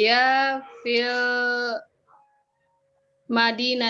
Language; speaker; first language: Arabic; non-native, learner; Indonesian